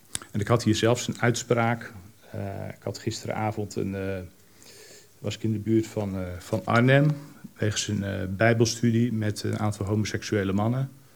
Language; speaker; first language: Dutch; native; Dutch